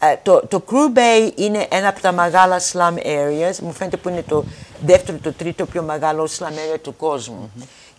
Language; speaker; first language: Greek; early bilingual, heritage; Greek